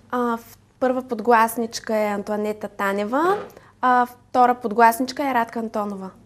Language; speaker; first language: Bulgarian; native; Bulgarian